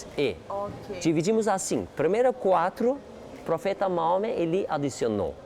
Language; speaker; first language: Portuguese; non-native, learner; Turkish